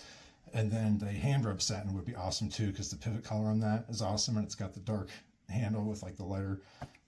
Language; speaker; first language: English; native; English